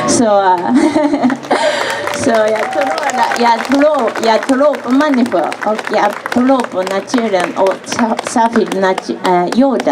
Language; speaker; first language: Swedish; non-native, fluent; Japanese